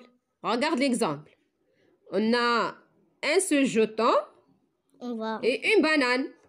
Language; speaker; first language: French; non-native, local second language; Arabic